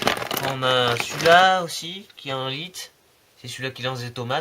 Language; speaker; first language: French; native; French